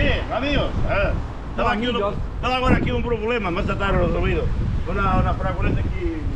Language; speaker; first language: Spanish; non-native, learner; Portuguese